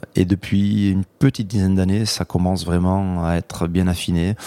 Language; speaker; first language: French; native; French